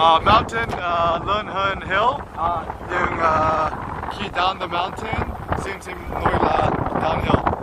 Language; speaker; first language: Vietnamese; non-native, learner; English